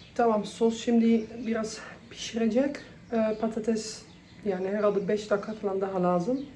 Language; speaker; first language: Turkish; non-native, fluent; Dutch